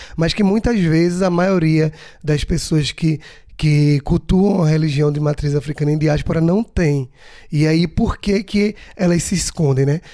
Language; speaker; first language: Portuguese; native; Portuguese